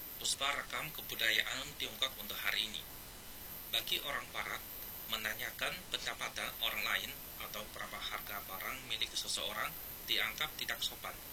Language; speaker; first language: Malay; non-native, fluent; Chinese